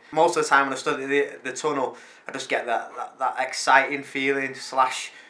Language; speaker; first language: English; native; English